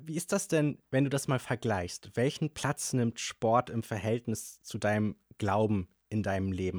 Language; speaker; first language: German; native; German